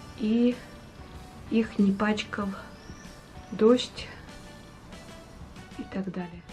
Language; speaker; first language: Russian; native; Russian